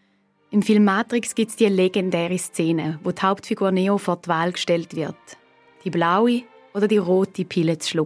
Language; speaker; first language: German; native; German